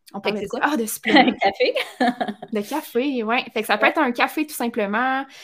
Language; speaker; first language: French; native; French